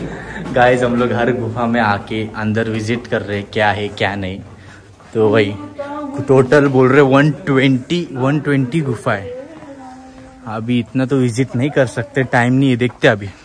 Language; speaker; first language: Hindi; non-native, local second language; Marathi